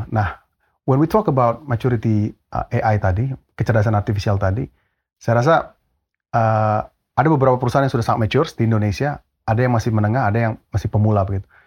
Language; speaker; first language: Indonesian; native; Indonesian